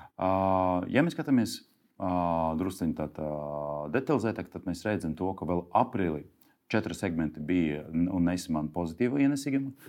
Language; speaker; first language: Latvian; non-native, local second language; Russian